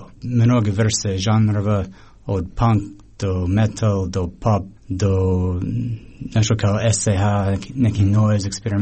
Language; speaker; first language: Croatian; non-native, fluent; English